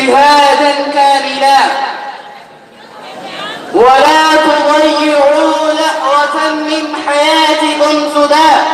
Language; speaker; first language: Arabic; non-native, learner; Urdu